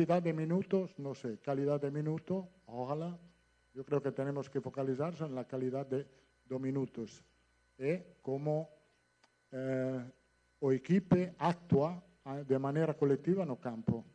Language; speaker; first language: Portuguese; non-native, fluent; Italian